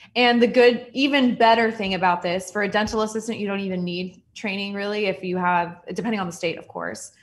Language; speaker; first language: English; native; English